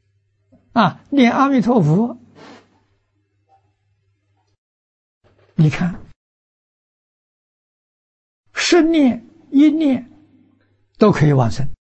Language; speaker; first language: Chinese; native; Chinese